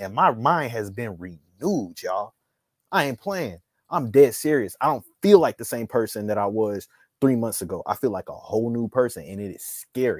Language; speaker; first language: English; native; English